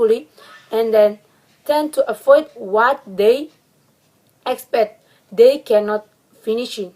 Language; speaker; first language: English; non-native, learner; Indonesian